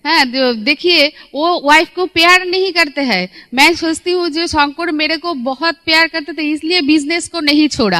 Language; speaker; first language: Hindi; non-native, local second language; Bangla